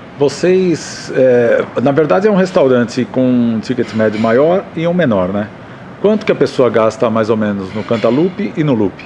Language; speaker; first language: Portuguese; native; Portuguese